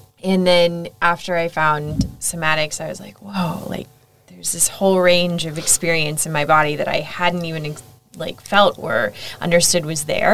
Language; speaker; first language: English; native; English